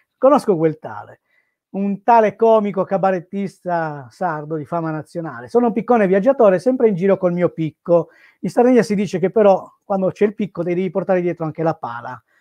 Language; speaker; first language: Italian; native; Italian